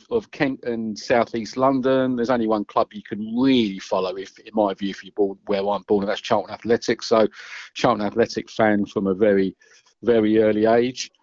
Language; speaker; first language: English; native; English